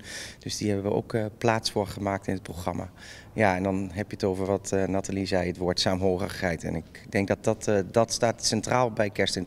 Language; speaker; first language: Dutch; native; Dutch